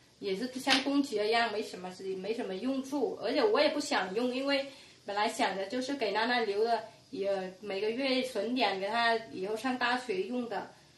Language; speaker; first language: Chinese; non-native, fluent; Vietnamese